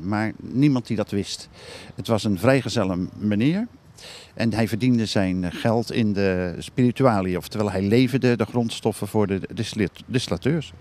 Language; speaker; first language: Dutch; native; Dutch